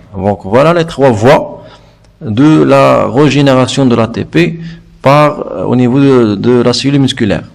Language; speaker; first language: French; non-native, local second language; Arabic